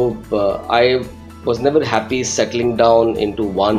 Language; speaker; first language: English; non-native, local second language; Gujarati